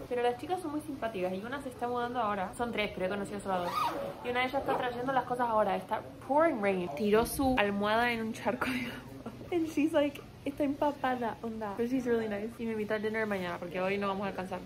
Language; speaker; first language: Spanish; early bilingual, heritage; Spanish